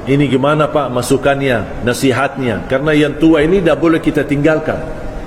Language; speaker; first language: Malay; non-native, fluent; Arabic